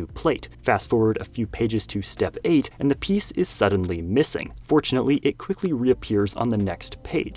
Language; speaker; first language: English; native; English